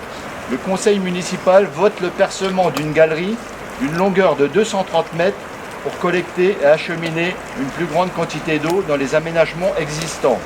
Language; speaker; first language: French; native; French